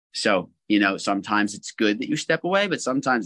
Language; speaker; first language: English; native; English